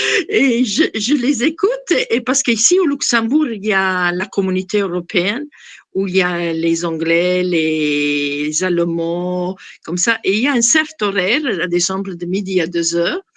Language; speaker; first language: French; non-native, fluent; Italian